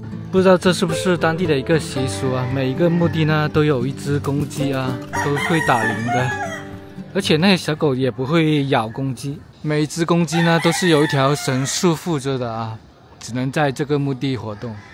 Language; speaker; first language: Chinese; native; Chinese